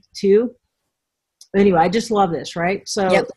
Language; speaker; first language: English; native; English